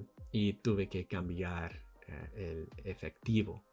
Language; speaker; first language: Spanish; non-native, learner; English